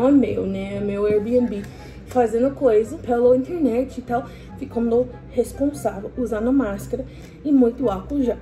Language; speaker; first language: Portuguese; non-native, fluent; English